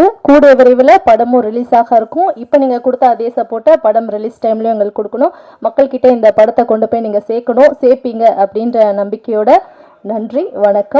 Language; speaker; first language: Tamil; native; Tamil